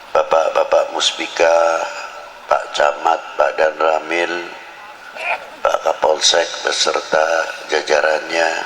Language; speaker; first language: Indonesian; non-native, local second language; Javanese